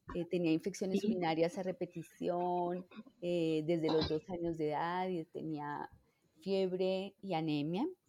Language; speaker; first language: Spanish; native; Spanish